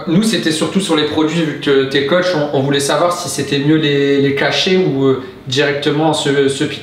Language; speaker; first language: French; native; French